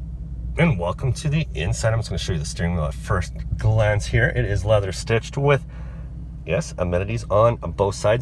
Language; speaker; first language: English; native; English